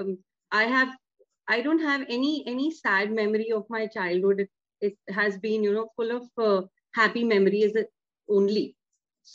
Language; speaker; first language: English; non-native, local second language; Hindi